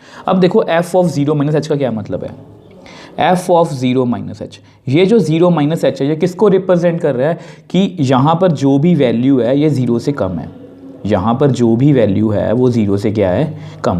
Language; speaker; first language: Hindi; native; Hindi